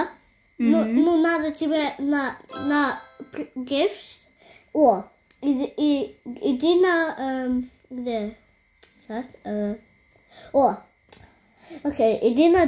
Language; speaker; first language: Russian; early bilingual, heritage; Russian